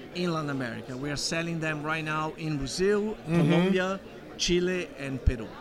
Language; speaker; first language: English; non-native, fluent; Portuguese